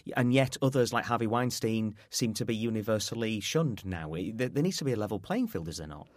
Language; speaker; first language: English; native; English